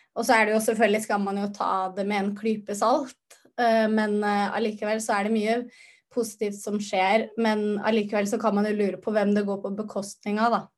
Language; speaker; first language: Norwegian; native; Norwegian